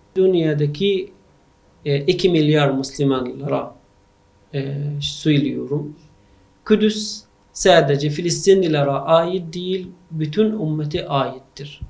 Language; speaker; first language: Turkish; non-native, learner; Arabic